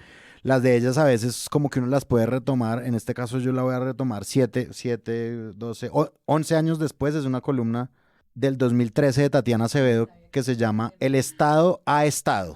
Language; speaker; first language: Spanish; native; Spanish